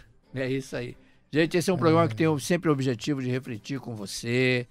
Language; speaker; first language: Portuguese; native; Portuguese